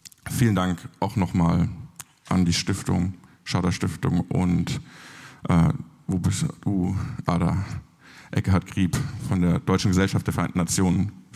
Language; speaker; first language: German; native; German